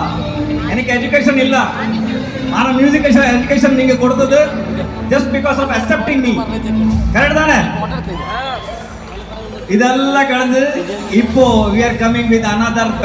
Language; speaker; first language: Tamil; non-native, learner; Kannada